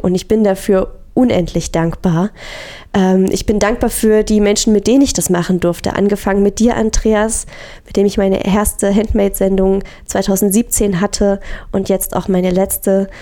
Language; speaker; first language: German; native; German